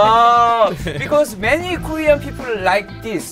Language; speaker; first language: English; non-native, learner; Korean